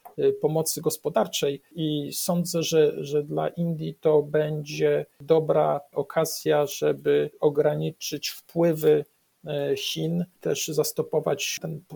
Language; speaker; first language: Polish; native; Polish